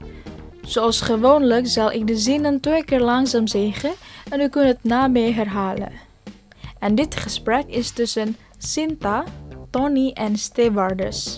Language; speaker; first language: Dutch; non-native, learner; Indonesian